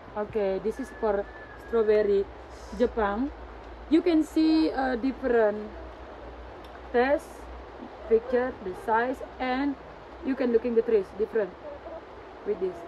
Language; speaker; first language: English; non-native, learner; Indonesian